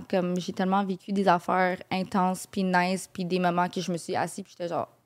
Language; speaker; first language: French; native; French